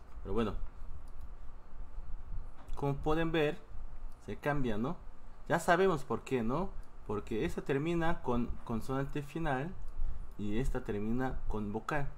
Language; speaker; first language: Spanish; non-native, fluent; Korean